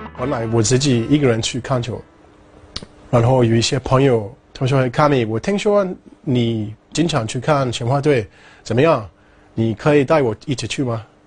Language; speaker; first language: Chinese; non-native, fluent; English